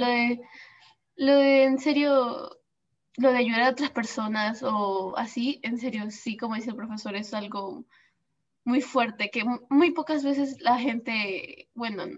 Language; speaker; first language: Spanish; native; Spanish